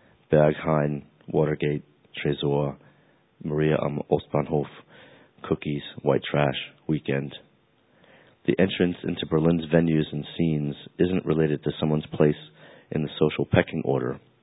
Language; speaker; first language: English; native; English